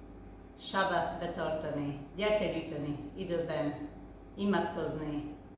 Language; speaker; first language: Hungarian; early bilingual, heritage; Hungarian